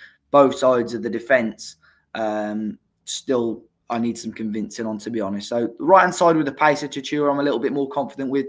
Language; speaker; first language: English; native; English